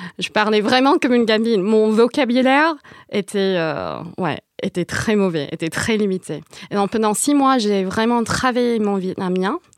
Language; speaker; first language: French; non-native, fluent; English